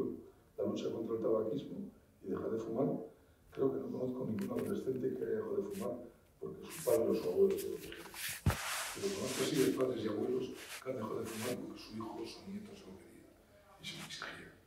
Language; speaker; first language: Spanish; native; Spanish